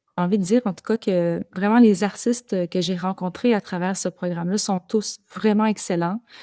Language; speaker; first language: French; native; French